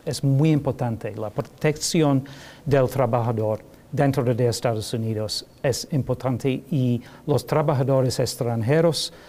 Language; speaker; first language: Spanish; non-native, learner; English